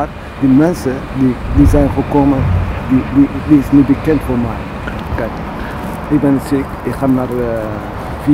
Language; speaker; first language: Dutch; non-native, learner; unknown